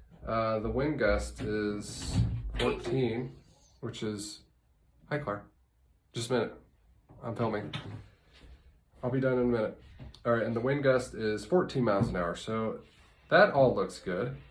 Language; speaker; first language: English; native; English